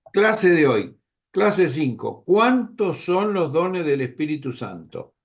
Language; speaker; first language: Spanish; native; Spanish